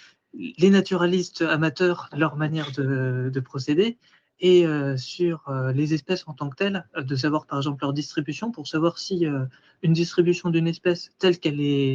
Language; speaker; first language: French; native; French